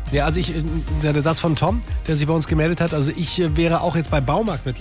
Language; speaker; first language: German; native; German